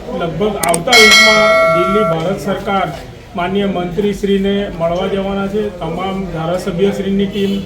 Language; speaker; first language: Gujarati; native; Gujarati